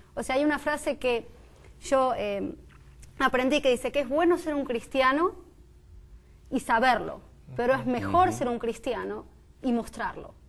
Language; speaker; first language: Spanish; native; Spanish